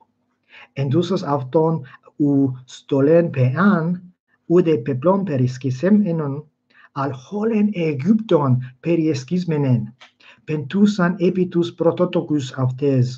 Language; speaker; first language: Greek; non-native, fluent; English